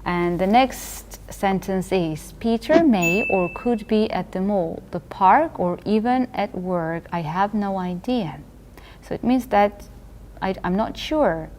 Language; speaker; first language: English; non-native, fluent; Georgian